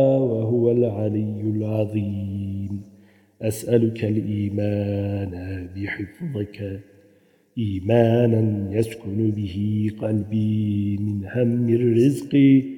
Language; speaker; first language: Arabic; non-native, fluent; Turkish